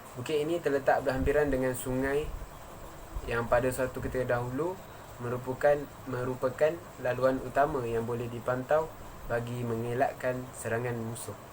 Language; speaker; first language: Malay; native; Malay